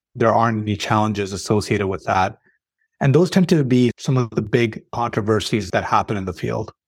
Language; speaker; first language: English; early bilingual, other home language; Arabic